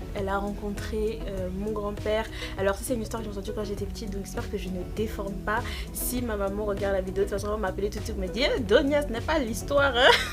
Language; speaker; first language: French; native; French